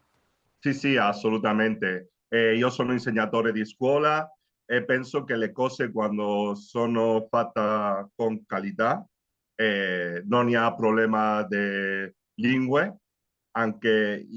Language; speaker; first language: Italian; non-native, learner; Spanish